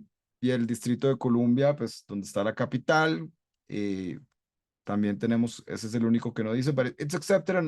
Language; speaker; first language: Spanish; non-native, fluent; English